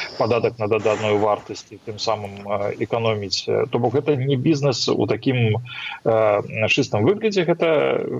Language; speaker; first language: Belarusian; non-native, local second language; Russian